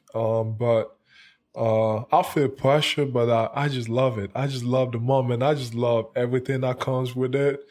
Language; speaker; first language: English; non-native, local second language; French